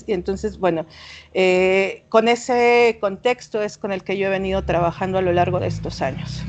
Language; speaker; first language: Spanish; native; Spanish